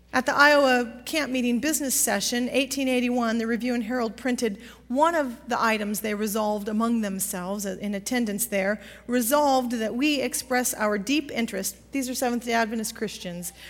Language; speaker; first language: English; native; English